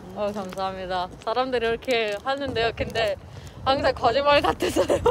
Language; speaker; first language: Korean; non-native, learner; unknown